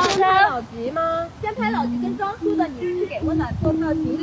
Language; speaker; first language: Chinese; native; Chinese